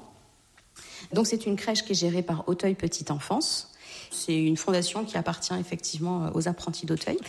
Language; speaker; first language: French; native; French